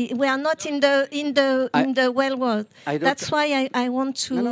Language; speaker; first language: English; non-native, fluent; French